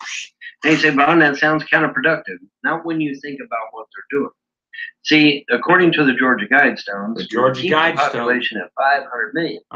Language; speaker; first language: English; native; English